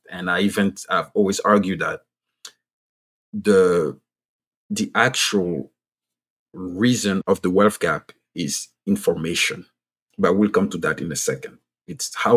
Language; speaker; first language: English; non-native, fluent; French